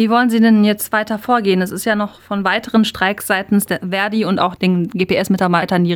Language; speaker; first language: German; native; German